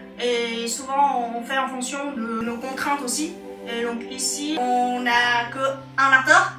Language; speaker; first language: French; non-native, fluent; Vietnamese